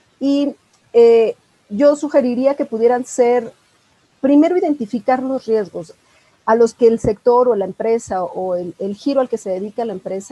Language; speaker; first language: Spanish; native; Spanish